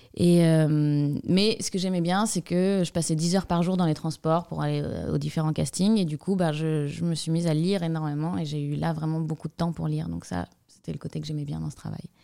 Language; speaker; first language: French; native; French